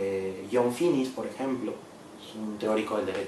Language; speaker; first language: Spanish; native; Spanish